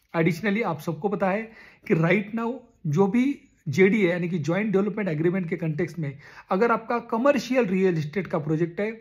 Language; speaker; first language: Hindi; non-native, local second language; Marathi